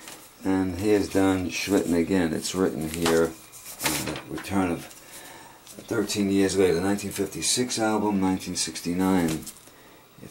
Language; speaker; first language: English; native; English